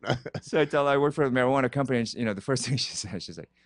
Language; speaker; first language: English; non-native, fluent; Korean